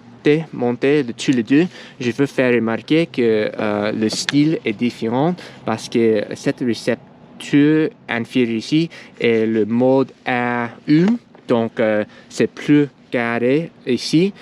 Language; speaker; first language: French; non-native, learner; English